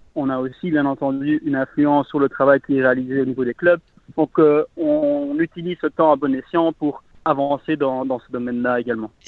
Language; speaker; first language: French; native; French